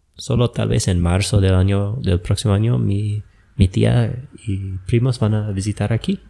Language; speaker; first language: Spanish; non-native, fluent; English